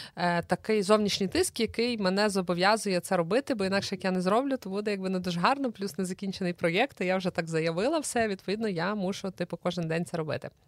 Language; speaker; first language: Ukrainian; native; Ukrainian